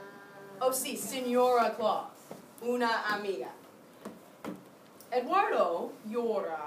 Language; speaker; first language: Spanish; non-native, fluent; English